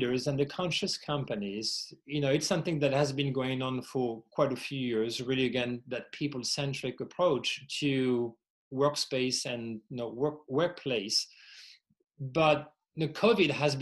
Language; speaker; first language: English; non-native, fluent; French